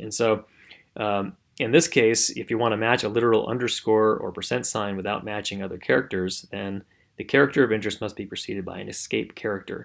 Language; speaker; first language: English; native; English